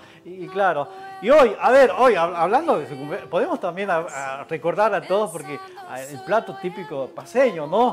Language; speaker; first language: Spanish; native; Spanish